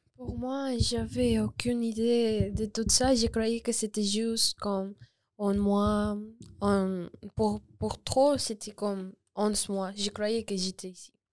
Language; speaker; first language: French; non-native, learner; Spanish